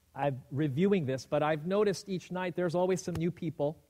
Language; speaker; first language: English; native; English